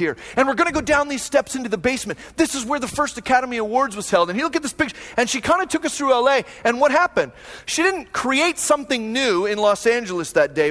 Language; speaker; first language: English; native; English